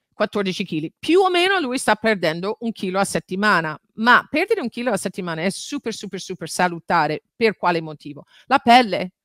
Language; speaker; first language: Italian; non-native, fluent; English